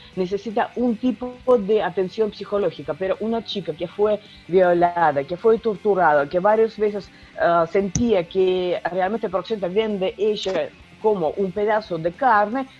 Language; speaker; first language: Spanish; non-native, learner; Russian